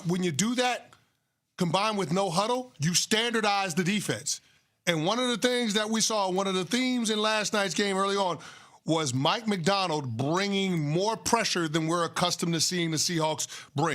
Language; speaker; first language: English; native; English